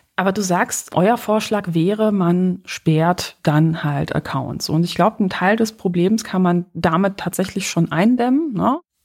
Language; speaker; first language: German; early bilingual, other home language; Polish